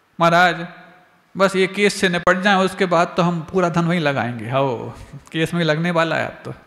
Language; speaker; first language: Hindi; native; Hindi